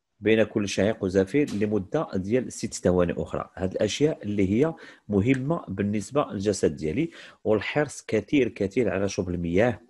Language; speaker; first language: Arabic; native; Arabic